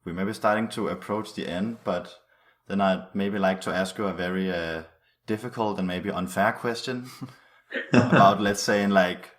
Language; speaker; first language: English; non-native, fluent; Danish